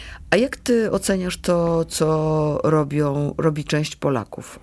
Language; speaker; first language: Polish; native; Polish